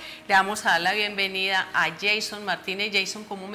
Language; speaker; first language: Spanish; native; Spanish